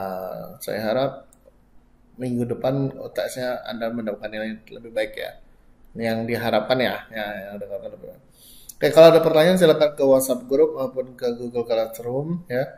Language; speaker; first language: Indonesian; native; Indonesian